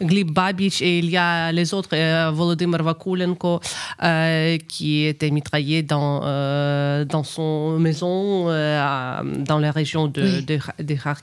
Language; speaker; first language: French; non-native, fluent; Ukrainian